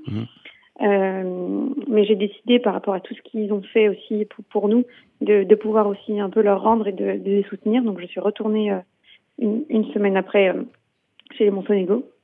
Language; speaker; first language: French; native; French